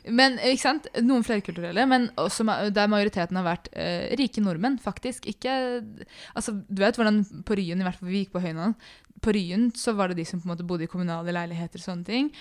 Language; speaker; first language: Norwegian; early bilingual, other home language; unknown